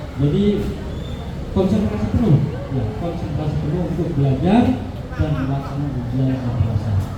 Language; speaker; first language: Indonesian; native; Indonesian